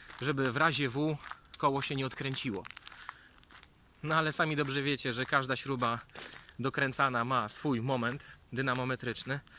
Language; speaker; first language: Polish; native; Polish